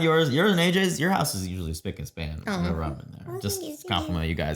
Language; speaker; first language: English; native; English